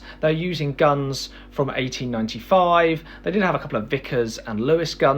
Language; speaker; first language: English; native; English